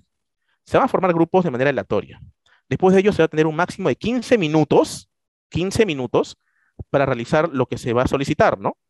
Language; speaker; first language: Spanish; native; Spanish